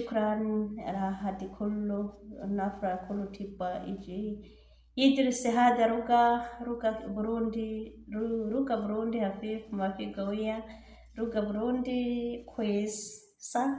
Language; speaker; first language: Arabic; non-native, learner; Rundi